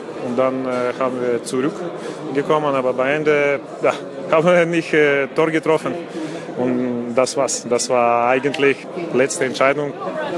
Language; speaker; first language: German; non-native, learner; Russian